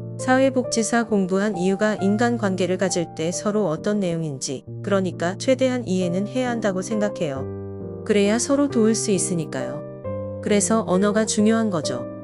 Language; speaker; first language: Korean; non-native, fluent; Vietnamese